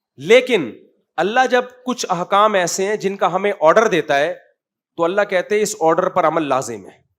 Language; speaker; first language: Urdu; native; Urdu